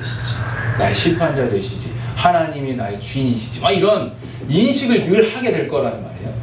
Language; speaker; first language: Korean; native; Korean